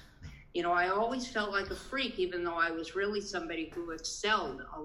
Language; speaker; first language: English; native; English